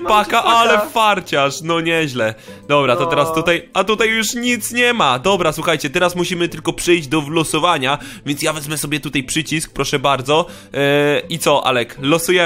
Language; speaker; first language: Polish; native; Polish